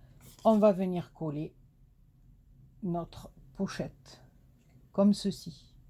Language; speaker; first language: French; native; French